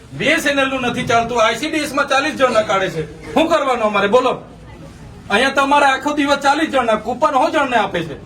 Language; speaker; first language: Gujarati; non-native, local second language; Vasavi